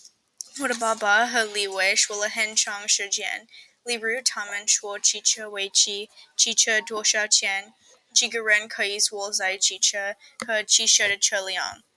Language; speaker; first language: Chinese; non-native, learner; English